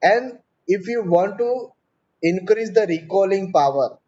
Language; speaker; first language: English; non-native, local second language; Gujarati